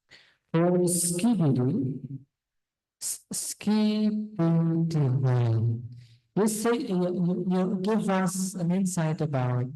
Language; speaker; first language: English; non-native, fluent; Indonesian